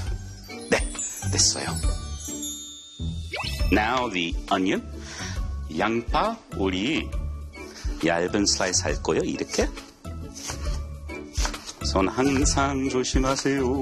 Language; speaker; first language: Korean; non-native, fluent; English